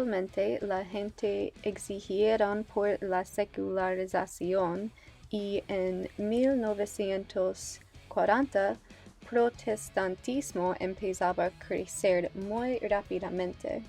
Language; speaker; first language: Spanish; non-native, learner; English